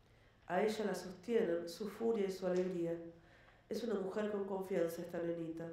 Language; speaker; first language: Spanish; native; Spanish